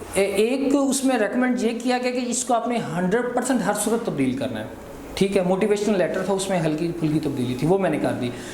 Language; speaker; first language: Hindi; non-native, local second language; Punjabi